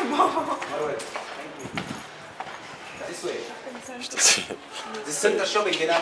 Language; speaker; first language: English; non-native, learner; Arabic